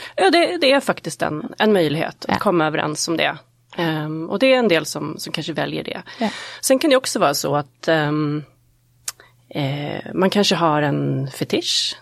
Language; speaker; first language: Swedish; native; Swedish